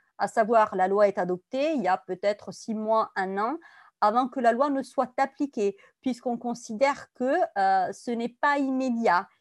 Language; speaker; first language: French; non-native, fluent; Italian